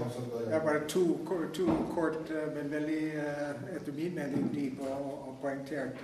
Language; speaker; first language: Norwegian; non-native, fluent; English